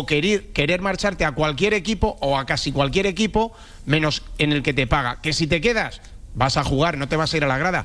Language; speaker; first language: Spanish; native; Spanish